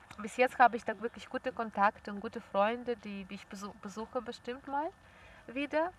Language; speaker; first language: German; non-native, fluent; Russian